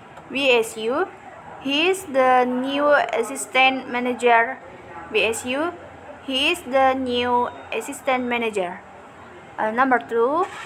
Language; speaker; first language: English; non-native, learner; Indonesian